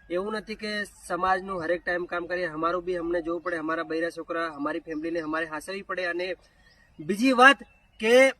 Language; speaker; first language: Gujarati; non-native, local second language; Bhili